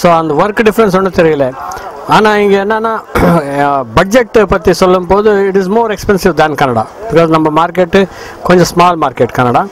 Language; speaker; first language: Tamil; non-native, local second language; Kannada